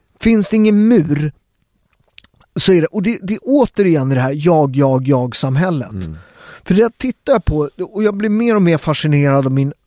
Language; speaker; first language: Swedish; early bilingual, other home language; Italian